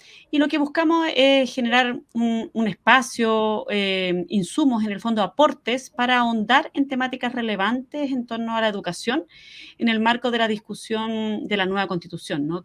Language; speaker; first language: Spanish; native; Spanish